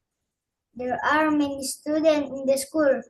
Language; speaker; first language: English; non-native, learner; Indonesian